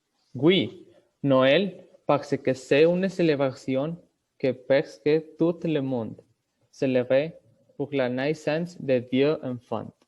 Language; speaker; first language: French; non-native, learner; Spanish